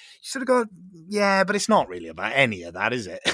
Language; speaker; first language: English; native; English